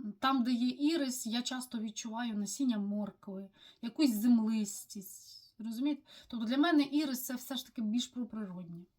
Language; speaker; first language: Ukrainian; non-native, local second language; Russian